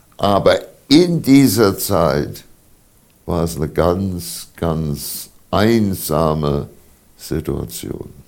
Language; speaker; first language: German; native; German